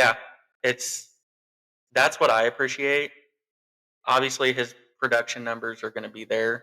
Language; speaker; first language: English; native; English